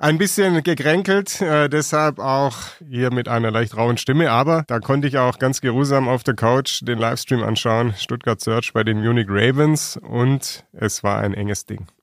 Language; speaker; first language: German; native; German